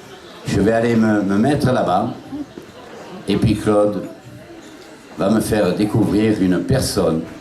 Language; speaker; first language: French; native; French